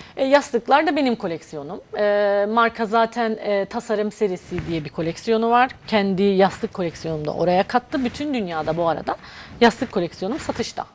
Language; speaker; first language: Turkish; native; Turkish